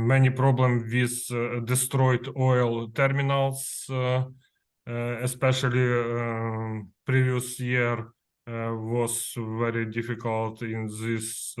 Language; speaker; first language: English; non-native, learner; Ukrainian